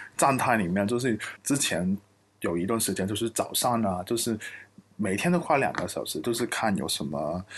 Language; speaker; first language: Chinese; non-native, local second language; Cantonese